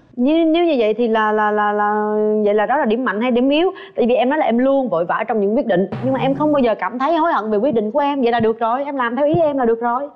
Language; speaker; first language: Vietnamese; native; Vietnamese